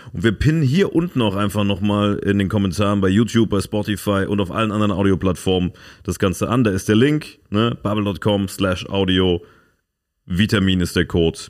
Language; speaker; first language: German; native; German